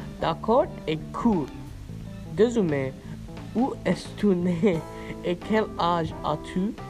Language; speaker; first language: French; non-native, learner; English